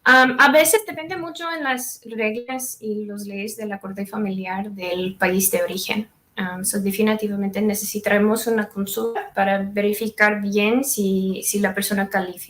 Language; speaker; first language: Spanish; non-native, fluent; English